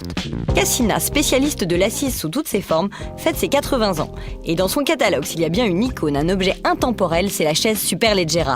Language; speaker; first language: French; native; French